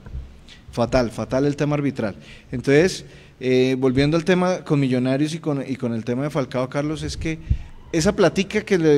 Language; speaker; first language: Spanish; native; Spanish